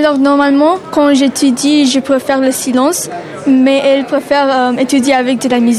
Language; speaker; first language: French; non-native, learner; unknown